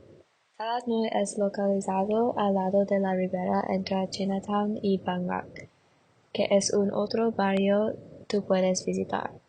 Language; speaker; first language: Spanish; non-native, learner; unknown